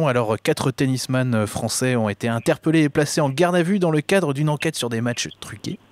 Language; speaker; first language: French; native; French